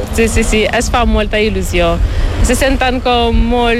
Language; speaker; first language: Catalan; non-native, learner; Ukrainian